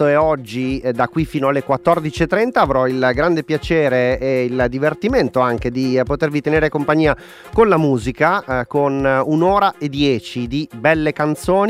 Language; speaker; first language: Italian; native; Italian